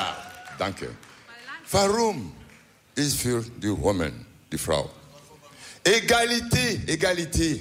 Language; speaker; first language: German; non-native, learner; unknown